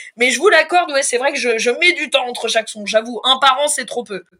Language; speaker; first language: French; native; French